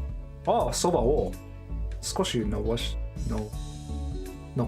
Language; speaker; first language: Japanese; non-native, learner; English